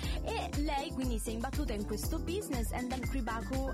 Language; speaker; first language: Italian; native; Italian